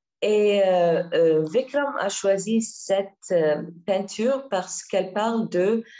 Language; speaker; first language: French; non-native, learner; Arabic